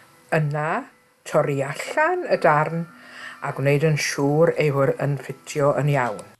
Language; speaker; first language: Welsh; native; Welsh